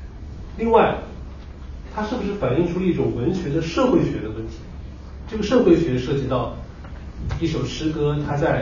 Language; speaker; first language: Chinese; native; Chinese